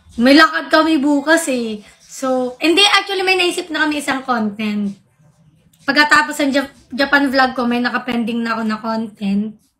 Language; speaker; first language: Filipino; non-native, local second language; Cebuano